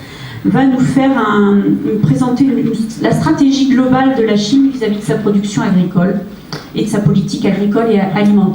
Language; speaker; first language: French; native; French